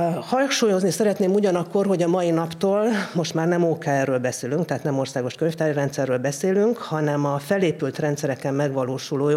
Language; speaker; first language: Hungarian; native; Hungarian